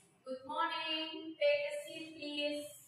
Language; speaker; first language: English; non-native, fluent; Indonesian